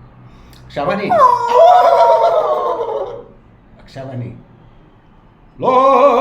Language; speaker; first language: Hebrew; non-native, learner; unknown